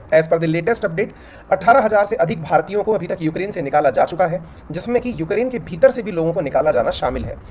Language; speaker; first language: Hindi; native; Hindi